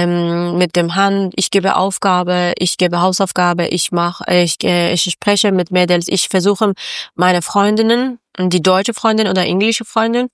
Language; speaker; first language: German; non-native, learner; Persian